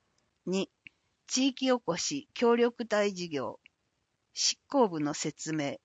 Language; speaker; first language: Japanese; native; Japanese